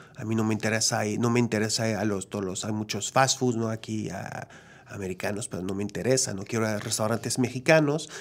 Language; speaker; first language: Spanish; non-native, fluent; French